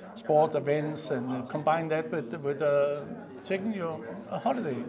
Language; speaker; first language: English; non-native, fluent; Danish